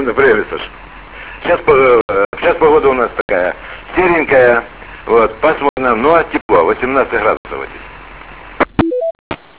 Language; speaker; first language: Russian; native; Russian